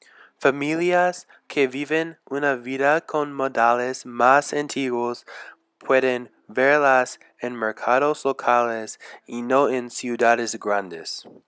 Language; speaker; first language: Spanish; non-native, learner; English